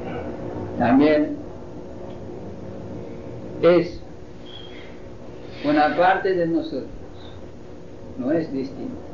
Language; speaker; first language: Spanish; non-native, fluent; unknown